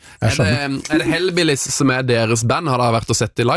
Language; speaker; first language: Norwegian; native; Norwegian